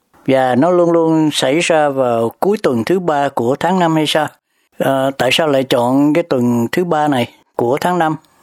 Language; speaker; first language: Vietnamese; native; Vietnamese